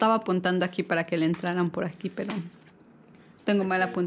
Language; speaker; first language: Spanish; native; Spanish